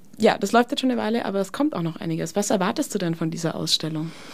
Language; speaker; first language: German; native; German